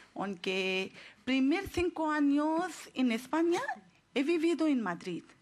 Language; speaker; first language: Spanish; non-native, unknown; Urdu